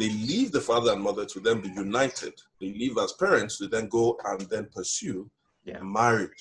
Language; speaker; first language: English; non-native, local second language; Yoruba